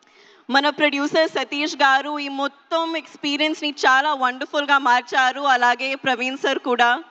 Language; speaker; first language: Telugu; non-native, local second language; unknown